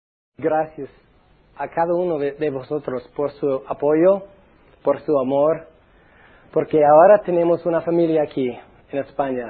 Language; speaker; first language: Spanish; non-native, fluent; English